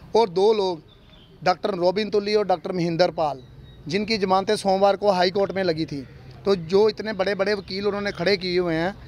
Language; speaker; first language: Hindi; non-native, local second language; Punjabi